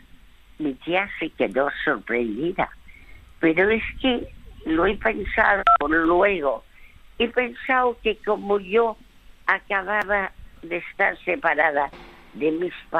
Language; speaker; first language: Spanish; early bilingual, other home language; French